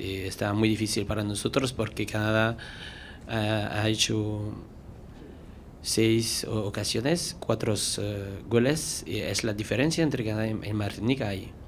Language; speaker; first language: Spanish; non-native, learner; French